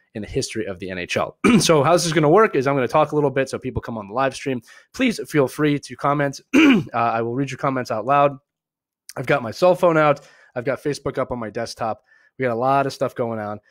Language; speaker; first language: English; native; English